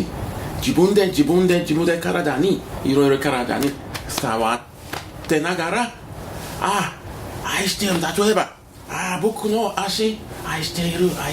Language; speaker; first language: Japanese; non-native, learner; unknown